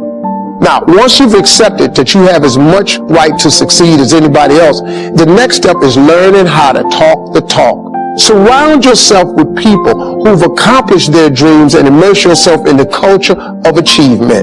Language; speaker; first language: English; native; English